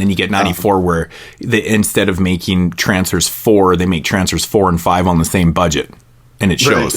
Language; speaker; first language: English; native; English